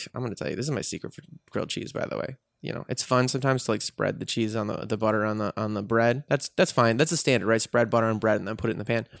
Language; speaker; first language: English; native; English